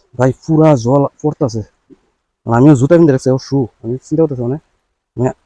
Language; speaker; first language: Hindi; non-native, local second language; Bangla